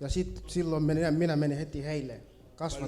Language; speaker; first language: Finnish; early bilingual, other home language; Swahili